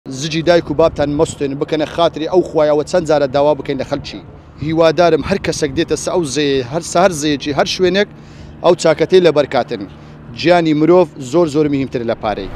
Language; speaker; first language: Central Kurdish; non-native, local second language; Kurdish